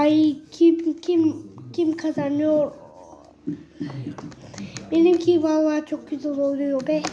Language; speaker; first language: Turkish; early bilingual, heritage; Turkish